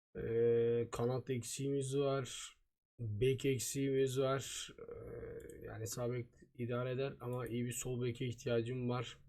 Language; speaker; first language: Turkish; native; Turkish